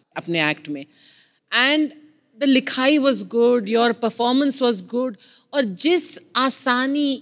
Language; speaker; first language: Hindi; native; Hindi